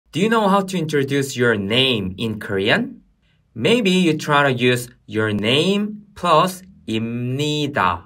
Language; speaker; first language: English; non-native, fluent; Korean